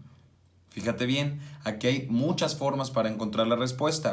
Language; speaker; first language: Spanish; native; Spanish